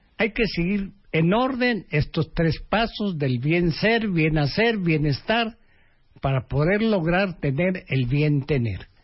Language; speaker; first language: Spanish; early bilingual, other home language; Japanese